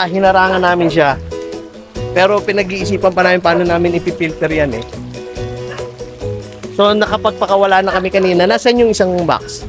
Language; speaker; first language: Filipino; native; Filipino